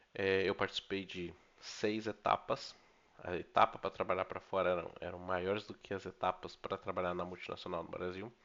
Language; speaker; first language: Portuguese; native; Portuguese